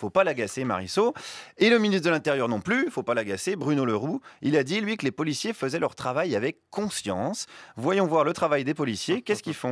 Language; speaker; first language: French; native; French